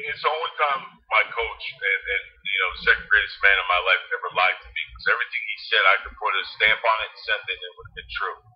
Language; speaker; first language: English; native; English